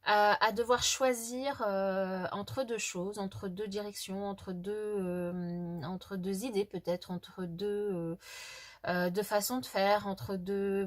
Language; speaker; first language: French; native; French